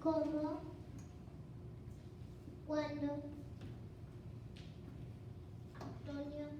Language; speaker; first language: Spanish; non-native, learner; English